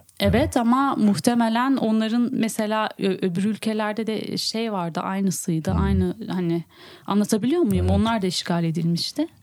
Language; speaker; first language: Turkish; early bilingual, heritage; Turkish